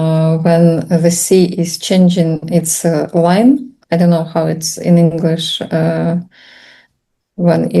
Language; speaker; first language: English; non-native, learner; Russian